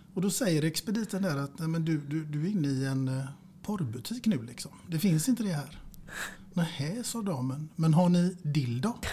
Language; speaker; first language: Swedish; native; Swedish